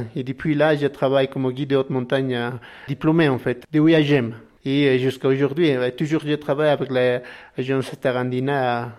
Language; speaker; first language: French; non-native, learner; Spanish